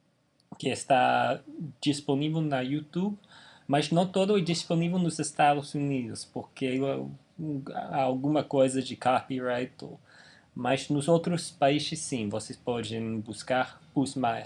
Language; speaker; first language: Portuguese; non-native, fluent; English